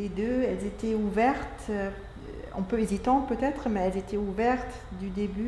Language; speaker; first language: French; non-native, fluent; German